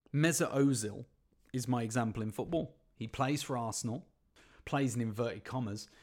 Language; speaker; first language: English; native; English